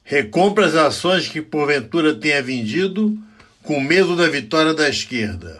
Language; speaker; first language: Portuguese; native; Portuguese